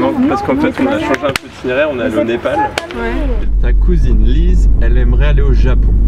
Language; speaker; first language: French; native; French